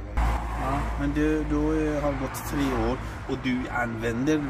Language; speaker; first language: Swedish; non-native, fluent; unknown